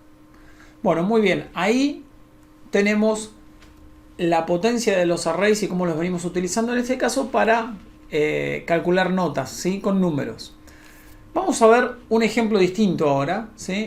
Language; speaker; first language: Spanish; native; Spanish